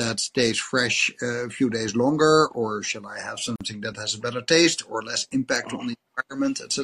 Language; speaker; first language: English; non-native, fluent; Dutch